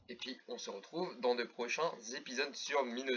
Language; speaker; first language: French; native; French